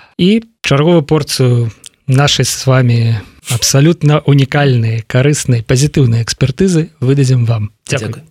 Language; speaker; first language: Belarusian; non-native, local second language; Russian